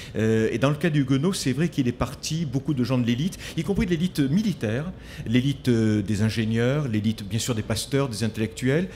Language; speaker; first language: French; native; French